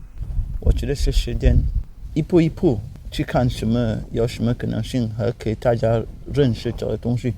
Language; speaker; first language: Chinese; non-native, learner; French